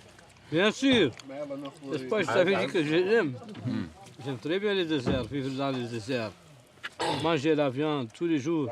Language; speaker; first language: French; non-native, local second language; Arabic